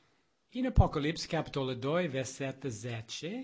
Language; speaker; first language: Romanian; non-native, learner; English